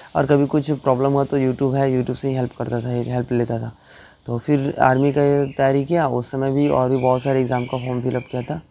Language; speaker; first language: Hindi; non-native, local second language; Bangla